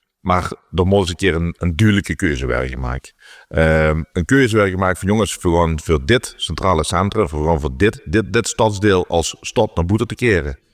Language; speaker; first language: Dutch; non-native, local second language; Limburgish